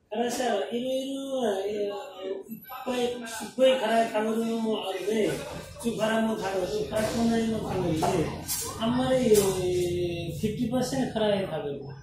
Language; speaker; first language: Japanese; non-native, learner; Nepali